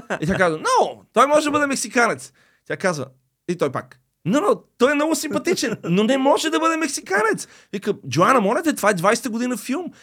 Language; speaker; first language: Bulgarian; early bilingual, other home language; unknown